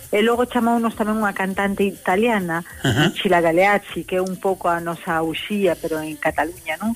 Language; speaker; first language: Galician; early bilingual, heritage; Galician